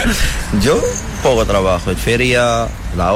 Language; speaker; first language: Spanish; non-native, learner; Arabic